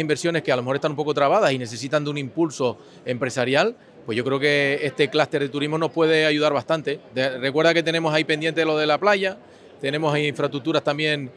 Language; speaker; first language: Spanish; native; Spanish